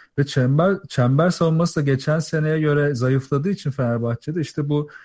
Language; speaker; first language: Turkish; native; Turkish